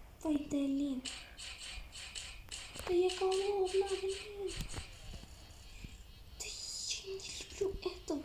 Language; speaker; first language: Russian; non-native, local second language; Uzbek